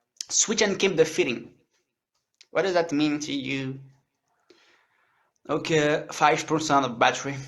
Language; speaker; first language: English; non-native, learner; French